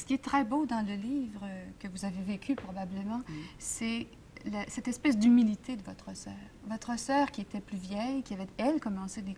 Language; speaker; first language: French; native; French